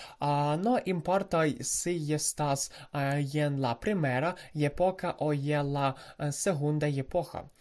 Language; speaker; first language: Spanish; non-native, learner; Ukrainian